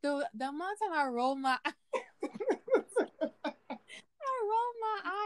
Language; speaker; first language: English; native; English